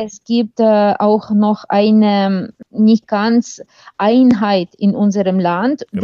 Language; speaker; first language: German; non-native, fluent; Ukrainian